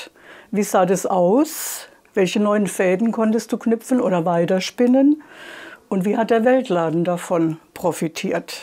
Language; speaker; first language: German; native; German